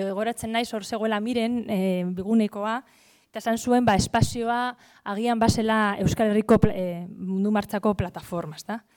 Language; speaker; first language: Basque; non-native, local second language; Spanish